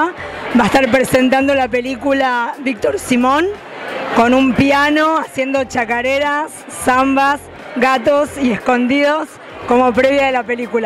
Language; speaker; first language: Spanish; native; Spanish